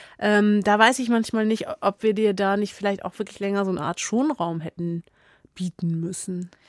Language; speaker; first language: German; native; German